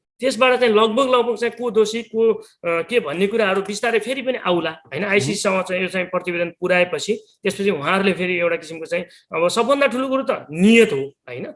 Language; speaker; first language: Nepali; native; Nepali